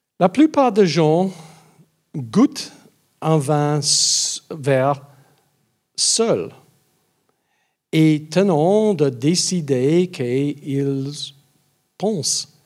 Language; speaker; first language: French; non-native, learner; English